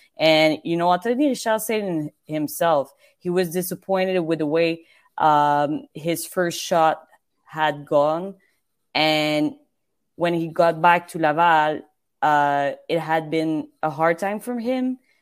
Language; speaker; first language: English; non-native, fluent; French